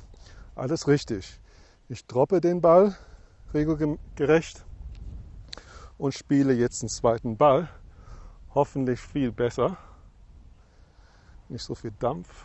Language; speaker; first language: German; non-native, fluent; English